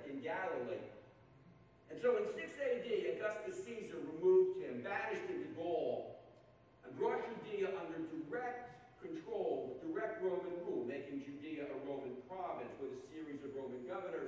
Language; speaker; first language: English; native; English